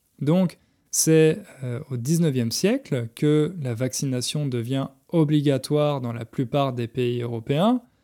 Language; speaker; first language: French; native; French